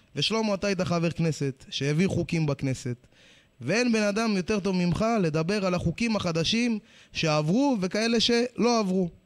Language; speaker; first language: Hebrew; early bilingual, other home language; Amharic